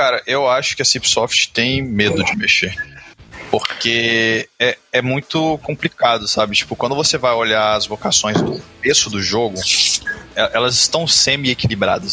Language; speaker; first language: Portuguese; native; Portuguese